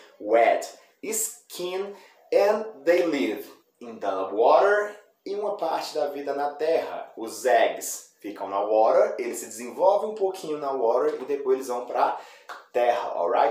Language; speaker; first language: Portuguese; native; Portuguese